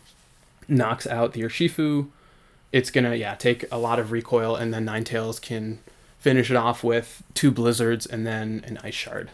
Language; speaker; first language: English; native; English